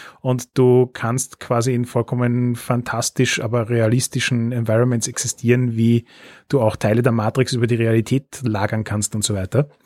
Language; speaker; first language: German; native; German